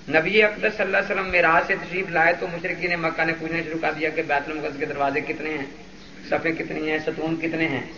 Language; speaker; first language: Urdu; non-native, local second language; Punjabi